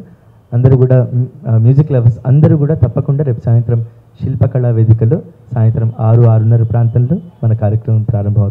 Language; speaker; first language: Telugu; native; Telugu